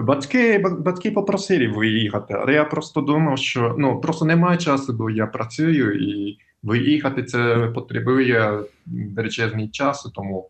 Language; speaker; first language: Ukrainian; non-native, fluent; Japanese